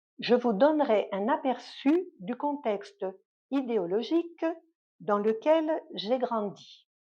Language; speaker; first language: French; native; French